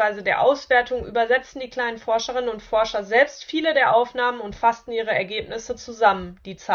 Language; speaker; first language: German; native; German